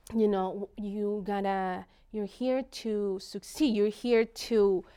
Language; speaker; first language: English; non-native, fluent; Spanish